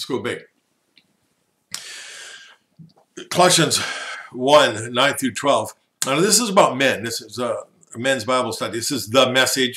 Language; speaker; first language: English; native; English